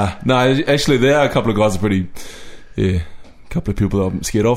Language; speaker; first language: English; native; English